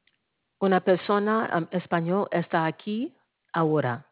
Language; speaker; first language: Spanish; non-native, learner; English